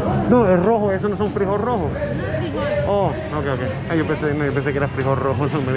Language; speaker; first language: Spanish; non-native, fluent; English